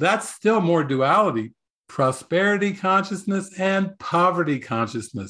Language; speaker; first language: English; native; English